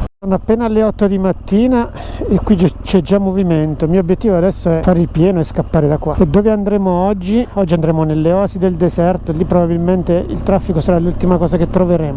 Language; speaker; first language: Italian; native; Italian